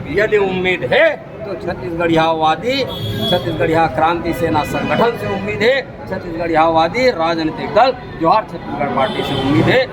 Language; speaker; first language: Hindi; native; Hindi